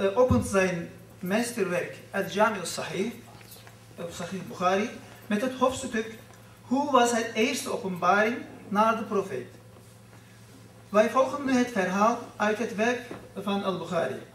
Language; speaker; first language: Dutch; non-native, fluent; Turkish